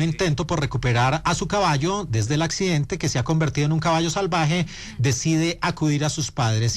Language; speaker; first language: Spanish; native; Spanish